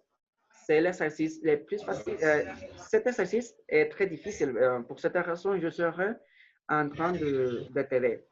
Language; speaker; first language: French; non-native, fluent; Spanish